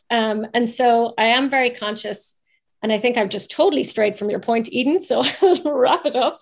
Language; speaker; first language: English; native; English